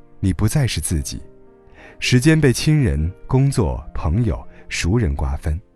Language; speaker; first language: Chinese; native; Chinese